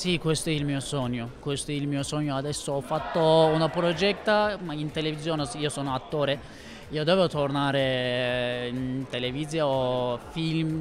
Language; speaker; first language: Italian; non-native, learner; Turkish